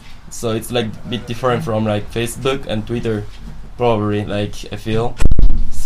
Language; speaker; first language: English; non-native, fluent; Japanese